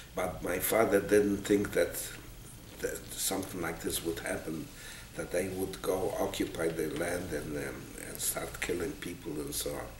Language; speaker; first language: English; non-native, fluent; Polish